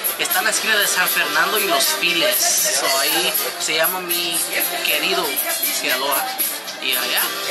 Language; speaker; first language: Spanish; early bilingual, heritage; Spanish